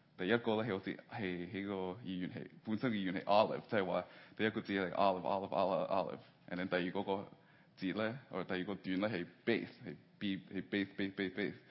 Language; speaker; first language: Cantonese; early bilingual, heritage; Cantonese